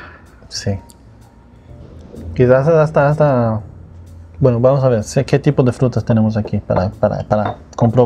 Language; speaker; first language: Spanish; non-native, fluent; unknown